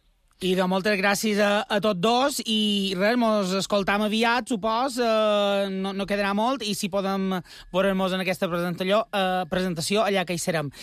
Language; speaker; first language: Catalan; native; Catalan